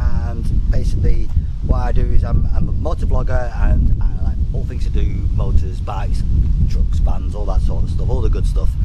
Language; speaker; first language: English; native; English